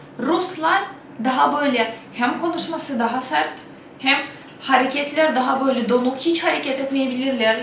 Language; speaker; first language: Turkish; non-native, fluent; Russian